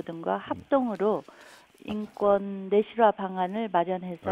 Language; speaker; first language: Korean; native; Korean